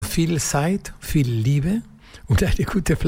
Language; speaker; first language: German; non-native, learner; Spanish